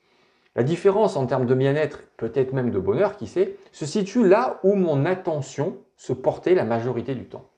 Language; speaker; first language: French; native; French